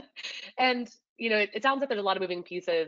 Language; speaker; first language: English; native; English